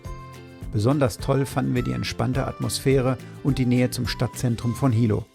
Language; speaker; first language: German; native; German